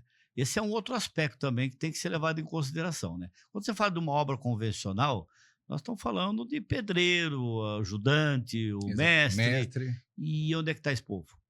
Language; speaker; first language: Portuguese; native; Portuguese